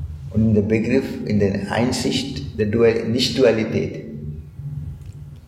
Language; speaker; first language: German; non-native, fluent; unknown